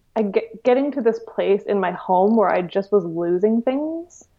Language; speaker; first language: English; native; English